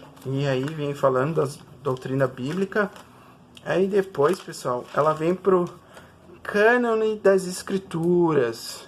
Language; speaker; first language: Portuguese; native; Portuguese